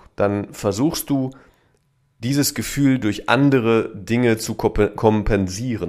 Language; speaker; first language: German; native; German